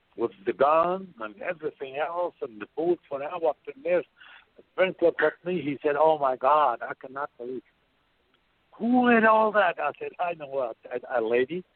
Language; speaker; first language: English; non-native, fluent; Arabic